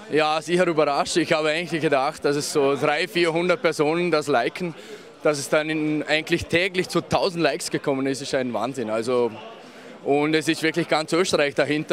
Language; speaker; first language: German; native; German